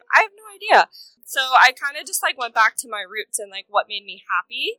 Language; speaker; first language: English; native; English